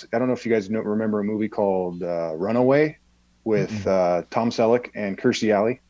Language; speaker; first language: English; native; English